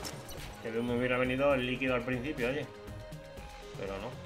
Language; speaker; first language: Spanish; native; Spanish